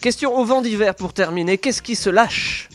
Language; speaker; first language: French; native; French